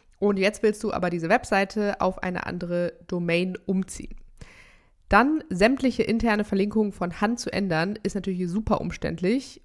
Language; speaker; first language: German; native; German